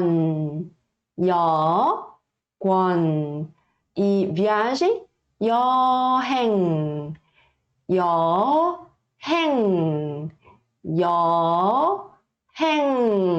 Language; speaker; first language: Korean; early bilingual, heritage; Korean